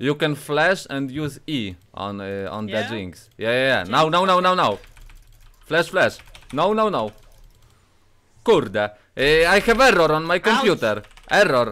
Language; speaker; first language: English; non-native, learner; Polish